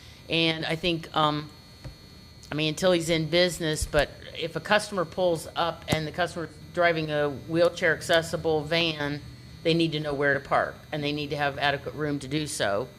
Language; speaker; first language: English; native; English